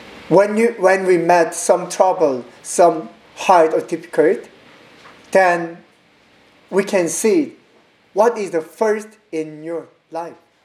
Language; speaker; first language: English; non-native, learner; Korean